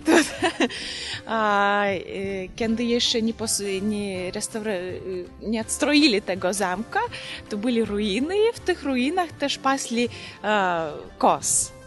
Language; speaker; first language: Polish; non-native, learner; Russian